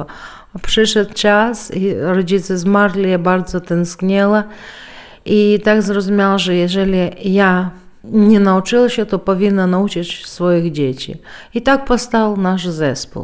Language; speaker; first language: Polish; early bilingual, heritage; Polish